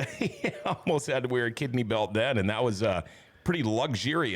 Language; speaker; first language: English; native; English